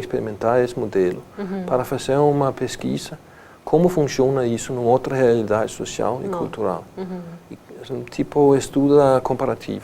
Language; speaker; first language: Portuguese; non-native, fluent; Danish